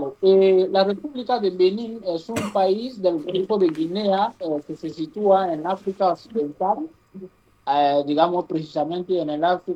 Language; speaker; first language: Spanish; non-native, fluent; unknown